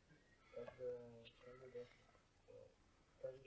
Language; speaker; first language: Bulgarian; non-native, learner; Russian